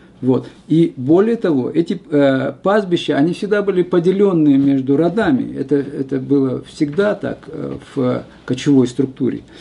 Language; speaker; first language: Russian; non-native, local second language; Kazakh